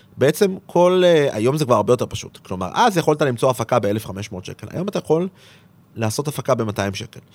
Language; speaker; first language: Hebrew; native; Hebrew